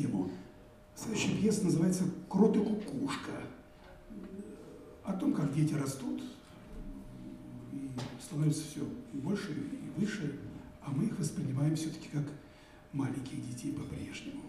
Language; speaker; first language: Russian; native; Russian